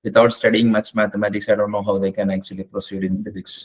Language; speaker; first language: English; non-native, local second language; Malayalam